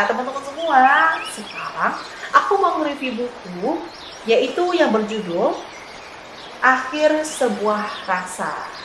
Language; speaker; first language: Indonesian; native; Indonesian